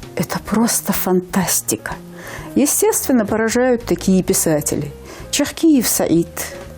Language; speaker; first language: Russian; non-native, local second language; Ingush